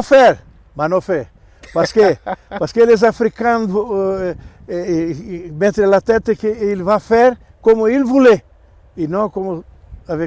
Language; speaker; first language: French; non-native, learner; Portuguese